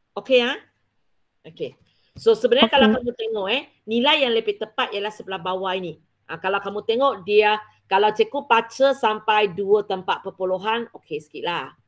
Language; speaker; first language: Malay; non-native, local second language; Chinese